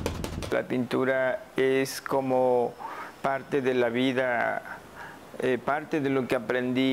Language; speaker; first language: Spanish; non-native, local second language; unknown